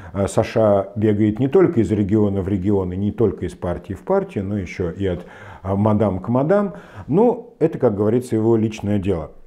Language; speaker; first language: Russian; native; Russian